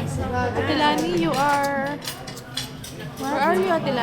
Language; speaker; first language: English; non-native, fluent; Filipino